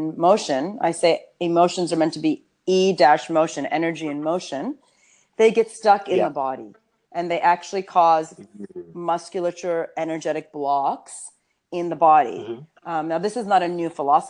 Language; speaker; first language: English; early bilingual, other home language; Urdu